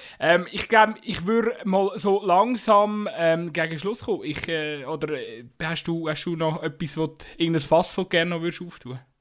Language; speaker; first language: German; native; German